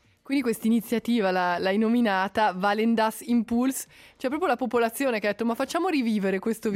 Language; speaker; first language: Italian; native; Italian